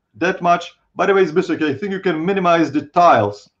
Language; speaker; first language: English; non-native, fluent; Polish